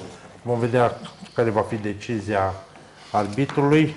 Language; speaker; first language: Romanian; native; Romanian